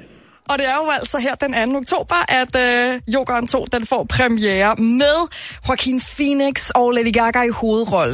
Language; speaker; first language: Danish; native; Danish